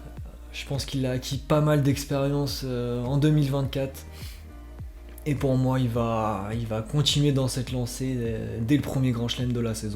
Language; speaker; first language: French; native; French